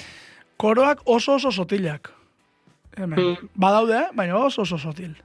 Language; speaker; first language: Basque; native; Basque